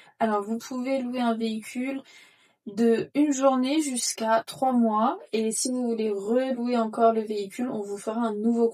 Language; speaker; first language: French; native; French